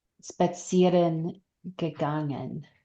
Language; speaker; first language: German; non-native, learner; English